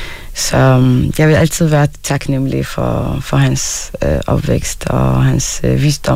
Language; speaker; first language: Danish; early bilingual, other home language; Arabic